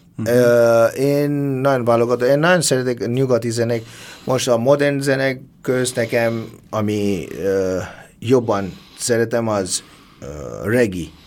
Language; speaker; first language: Hungarian; non-native, learner; Bangla